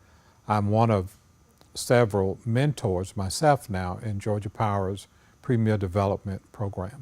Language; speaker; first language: English; native; English